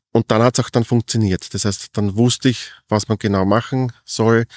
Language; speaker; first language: German; native; German